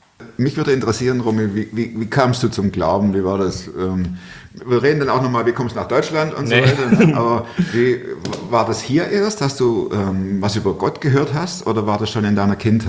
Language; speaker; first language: German; native; German